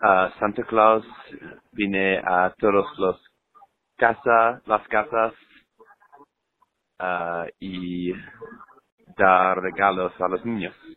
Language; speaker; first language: Spanish; non-native, learner; English